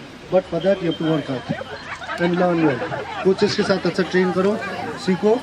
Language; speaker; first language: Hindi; non-native, local second language; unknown